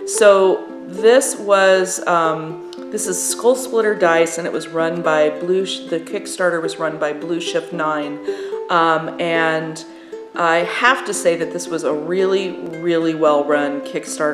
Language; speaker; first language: English; native; English